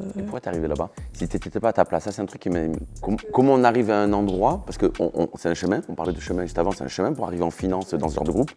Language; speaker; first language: French; native; French